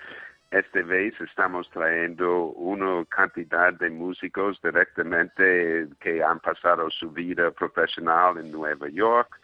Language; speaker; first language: Spanish; non-native, fluent; English